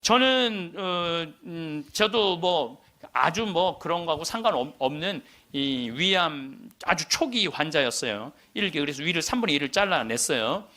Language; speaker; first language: Korean; native; Korean